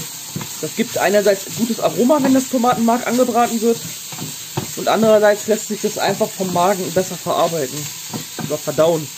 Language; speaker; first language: German; native; German